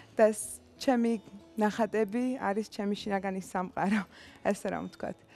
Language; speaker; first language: Georgian; early bilingual, heritage; Georgian